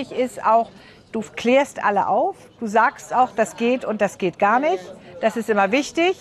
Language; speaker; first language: German; native; German